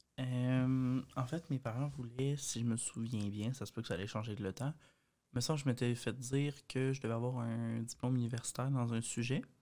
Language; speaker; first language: French; native; French